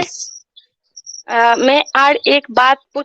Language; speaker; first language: Hindi; non-native, local second language; Bangla